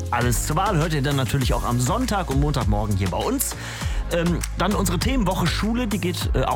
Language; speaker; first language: German; native; German